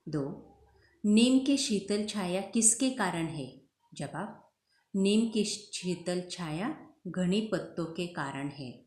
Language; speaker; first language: Hindi; non-native, local second language; Marathi